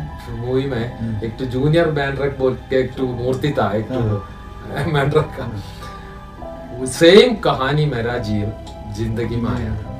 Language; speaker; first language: Hindi; non-native, local second language; Malayalam